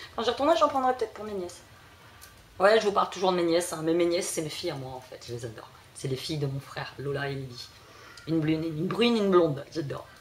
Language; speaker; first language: French; early bilingual, other home language; Portuguese